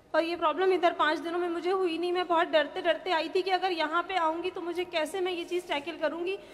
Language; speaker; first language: Hindi; native; Hindi